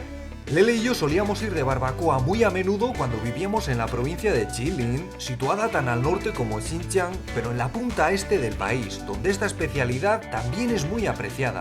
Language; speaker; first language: Spanish; native; Spanish